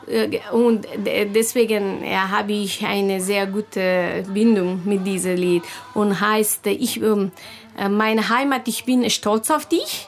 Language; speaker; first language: German; non-native, learner; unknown